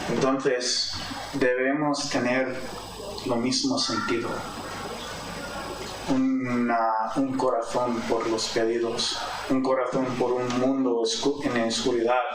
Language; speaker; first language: Spanish; non-native, fluent; English